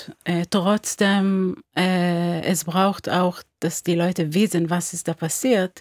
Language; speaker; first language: German; non-native, fluent; Hebrew